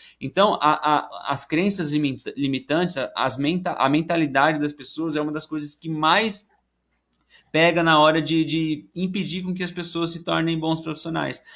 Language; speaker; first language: Portuguese; native; Portuguese